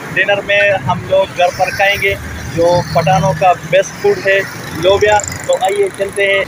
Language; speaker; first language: Urdu; non-native, local second language; Pashto